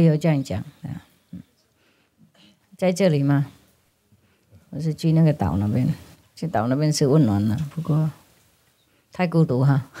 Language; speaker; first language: Chinese; non-native, fluent; Vietnamese